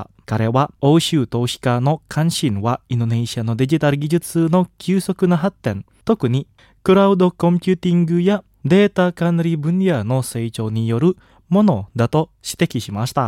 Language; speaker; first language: Japanese; non-native, fluent; Indonesian